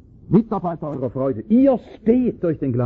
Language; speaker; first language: German; native; German